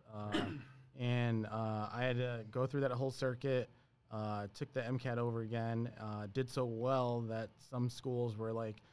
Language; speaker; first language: English; early bilingual, other home language; Spanish